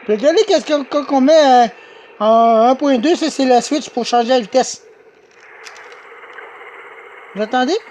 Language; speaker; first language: French; native; French